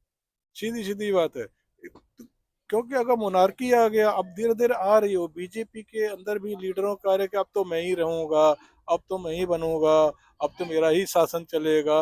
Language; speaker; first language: Hindi; native; Hindi